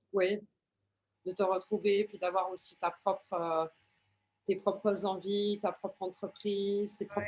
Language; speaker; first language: French; native; French